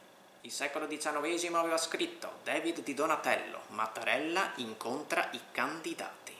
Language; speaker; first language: Italian; native; Italian